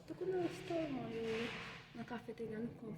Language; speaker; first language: Portuguese; non-native, learner; Haitian Creole